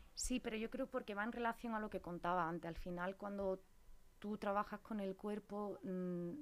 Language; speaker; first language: Spanish; native; Spanish